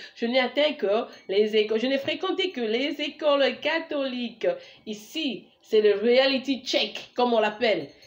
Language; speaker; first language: French; non-native, local second language; Lingala